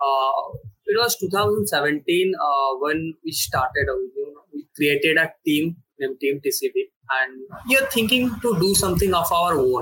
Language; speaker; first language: English; non-native, local second language; Bangla